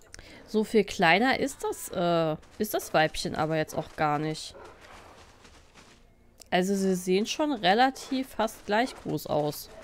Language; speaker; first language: German; native; German